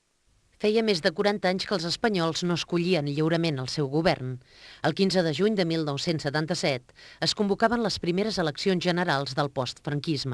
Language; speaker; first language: Catalan; native; Catalan